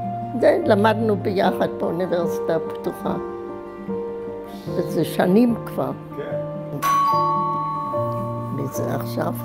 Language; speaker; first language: Hebrew; non-native, fluent; German